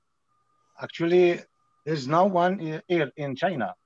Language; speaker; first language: English; non-native, learner; French